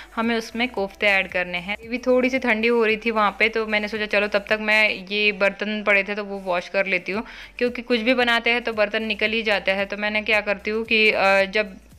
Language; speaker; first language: Hindi; non-native, local second language; Marathi